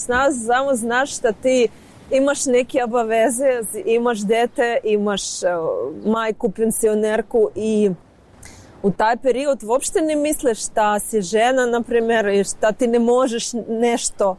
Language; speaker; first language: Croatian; non-native, learner; Ukrainian